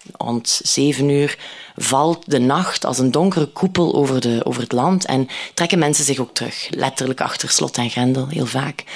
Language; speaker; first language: Dutch; native; Dutch